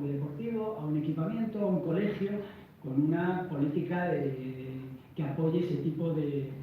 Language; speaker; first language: Spanish; native; Spanish